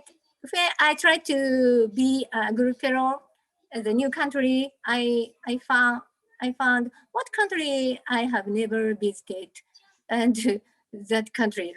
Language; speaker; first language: English; non-native, learner; Japanese